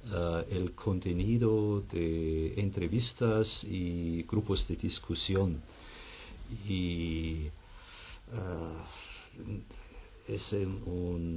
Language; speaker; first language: Spanish; non-native, fluent; German